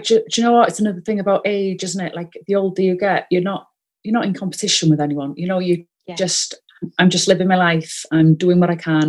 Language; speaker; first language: English; non-native, local second language; Welsh